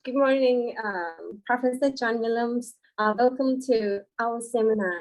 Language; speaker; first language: English; non-native, fluent; Thai